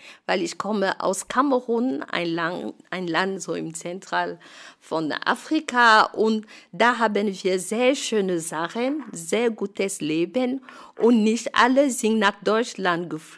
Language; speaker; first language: German; non-native, fluent; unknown